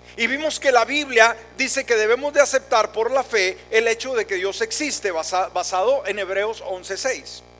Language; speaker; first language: Spanish; native; Spanish